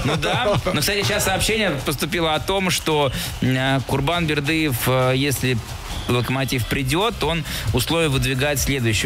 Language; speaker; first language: Russian; native; Russian